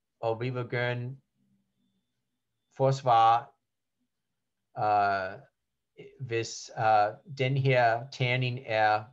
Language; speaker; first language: Danish; non-native, learner; English